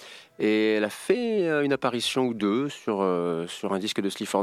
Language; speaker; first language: French; native; French